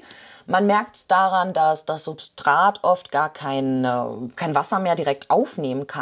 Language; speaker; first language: German; native; German